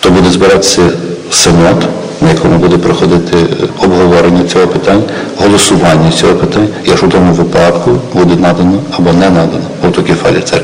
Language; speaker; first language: Ukrainian; native; Ukrainian